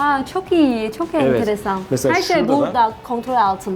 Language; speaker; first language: Turkish; non-native, learner; Chinese